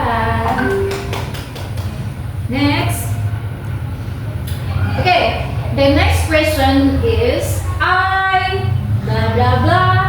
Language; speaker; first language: English; non-native, local second language; Indonesian